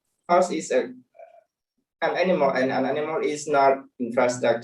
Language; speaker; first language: English; non-native, learner; Khmer